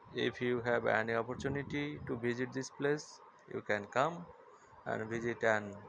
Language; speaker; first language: English; non-native, local second language; Bangla